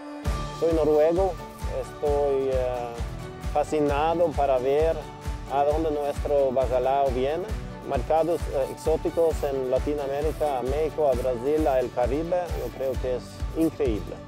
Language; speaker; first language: Spanish; non-native, fluent; Norwegian